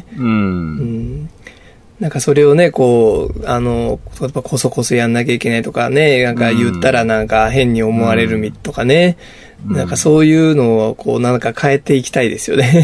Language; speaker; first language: Japanese; native; Japanese